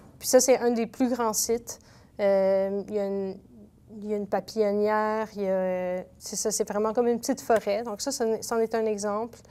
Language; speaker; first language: French; native; French